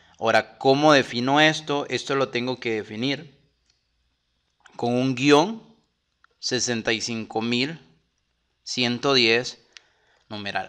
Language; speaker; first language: Spanish; native; Spanish